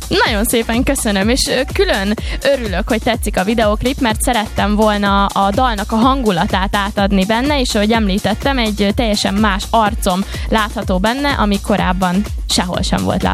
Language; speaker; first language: Hungarian; native; Hungarian